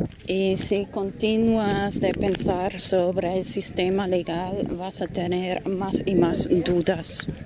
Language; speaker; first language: Spanish; non-native, fluent; German